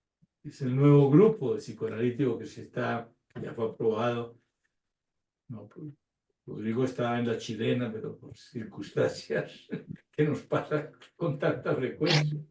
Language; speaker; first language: Spanish; native; Spanish